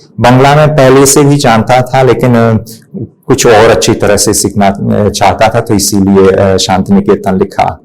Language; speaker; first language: Hindi; non-native, fluent; Hungarian